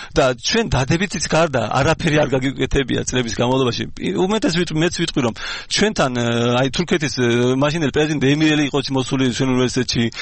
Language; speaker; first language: Georgian; early bilingual, heritage; Georgian